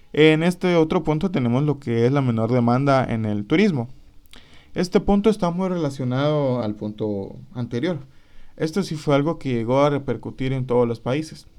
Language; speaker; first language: Spanish; native; Spanish